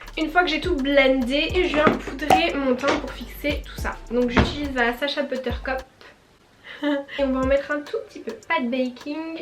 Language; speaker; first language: French; native; French